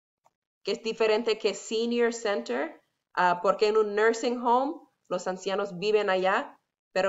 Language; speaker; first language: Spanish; non-native, fluent; English